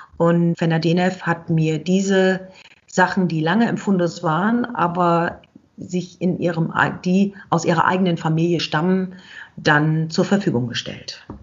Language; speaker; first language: German; native; German